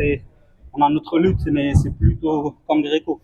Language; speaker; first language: French; non-native, fluent; Persian